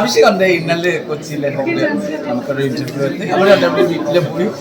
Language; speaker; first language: Malayalam; non-native, learner; Assamese